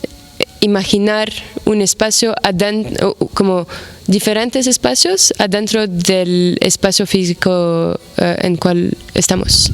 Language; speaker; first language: Spanish; non-native, fluent; Arabic